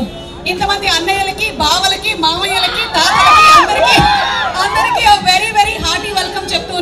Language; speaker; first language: Telugu; native; Telugu